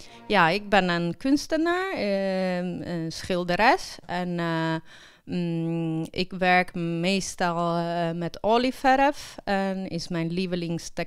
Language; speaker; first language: Dutch; early bilingual, heritage; Italian